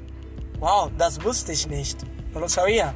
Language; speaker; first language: German; non-native, fluent; Spanish